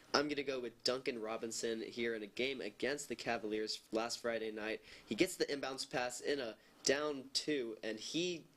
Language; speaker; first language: English; native; English